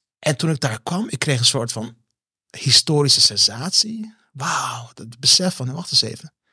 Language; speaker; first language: Dutch; early bilingual, other home language; Turkish